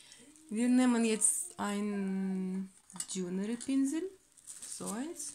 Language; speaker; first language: German; non-native, learner; Russian